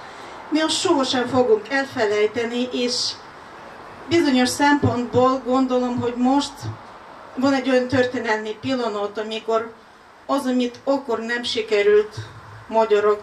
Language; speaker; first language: Hungarian; non-native, fluent; Ukrainian